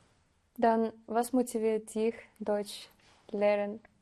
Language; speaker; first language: German; non-native, learner; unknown